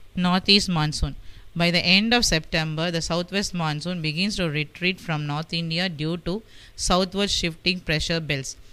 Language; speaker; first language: English; non-native, local second language; Tamil